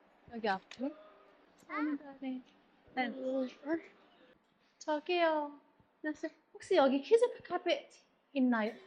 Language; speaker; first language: Korean; non-native, learner; Nepali